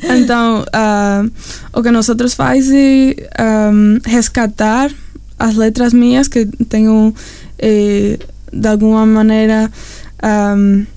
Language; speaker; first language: Portuguese; non-native, learner; English